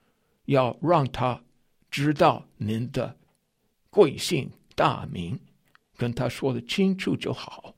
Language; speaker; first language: Chinese; non-native, fluent; English